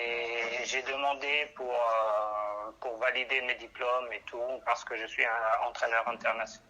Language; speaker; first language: French; non-native, local second language; Arabic